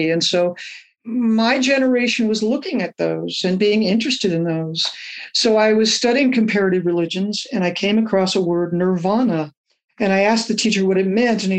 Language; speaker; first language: English; native; English